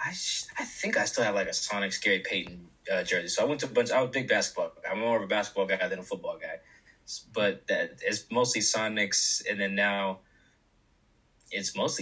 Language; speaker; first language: English; native; English